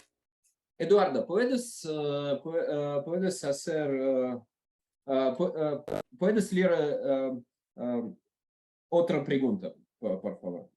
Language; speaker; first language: Spanish; non-native, learner; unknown